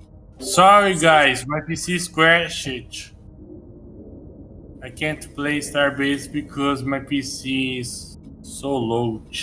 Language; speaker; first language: English; non-native, learner; Portuguese